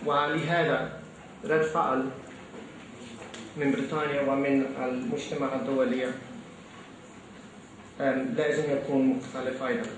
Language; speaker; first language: Arabic; non-native, fluent; English